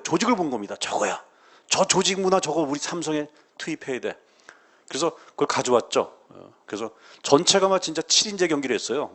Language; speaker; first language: Korean; native; Korean